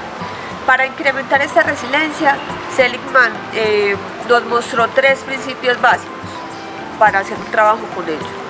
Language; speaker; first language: Spanish; native; Spanish